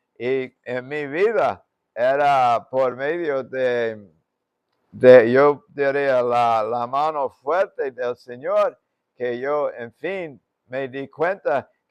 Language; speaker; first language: Spanish; non-native, fluent; English